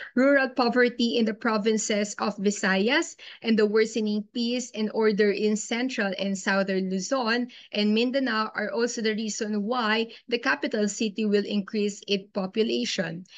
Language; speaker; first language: English; non-native, local second language; Filipino